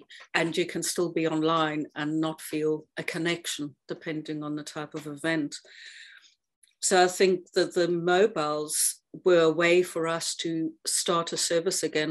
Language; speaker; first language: English; native; English